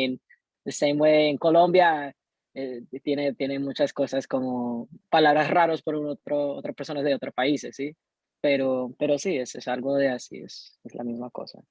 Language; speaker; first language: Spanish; non-native, learner; English